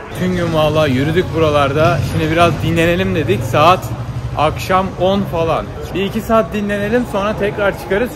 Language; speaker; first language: Turkish; native; Turkish